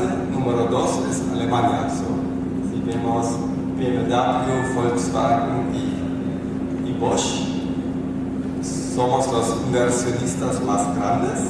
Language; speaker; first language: Spanish; non-native, fluent; German